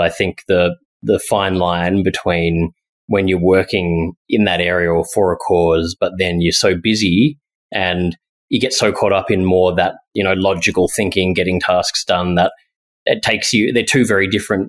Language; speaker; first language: English; native; English